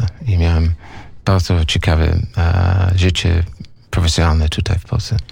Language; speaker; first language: Polish; non-native, learner; English